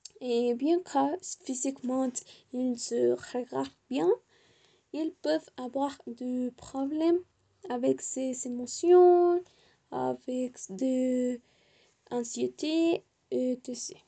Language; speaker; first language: French; non-native, learner; Spanish